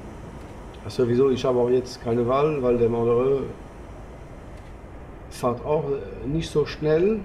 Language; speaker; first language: German; non-native, fluent; French